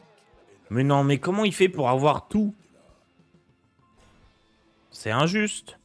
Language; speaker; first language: French; native; French